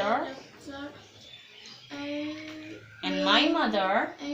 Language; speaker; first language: English; non-native, learner; Indonesian